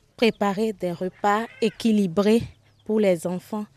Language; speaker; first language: French; non-native, local second language; Fon